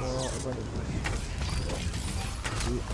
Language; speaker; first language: Spanish; non-native, learner; French